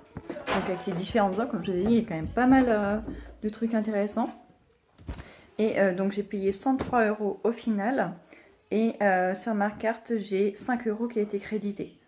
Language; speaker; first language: French; native; French